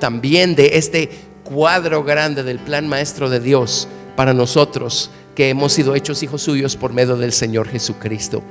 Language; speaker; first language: Spanish; native; Spanish